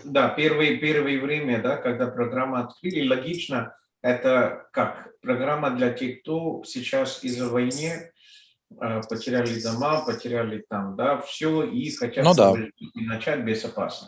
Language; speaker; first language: Russian; non-native, learner; Telugu